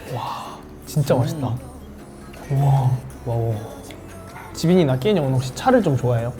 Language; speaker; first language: Korean; native; Korean